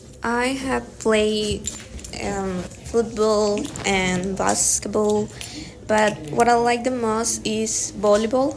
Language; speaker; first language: English; non-native, learner; Spanish